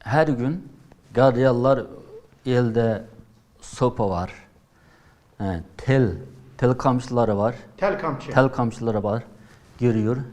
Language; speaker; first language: Turkish; non-native, learner; Uyghur